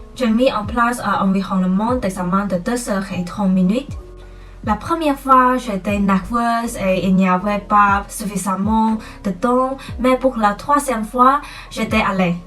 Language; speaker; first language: French; non-native, fluent; Chinese